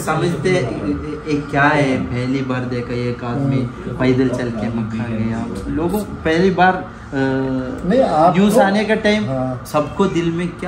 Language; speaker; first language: Hindi; non-native, local second language; Malayalam